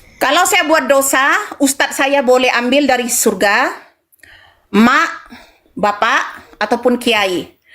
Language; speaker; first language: Indonesian; non-native, local second language; Madurese